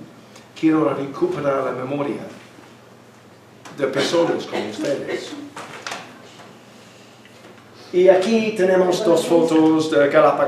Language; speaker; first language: Spanish; non-native, learner; English